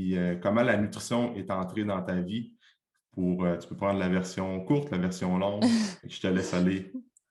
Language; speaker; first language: French; native; French